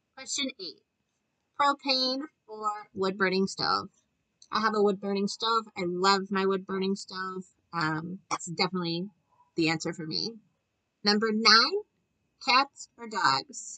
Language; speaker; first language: English; native; English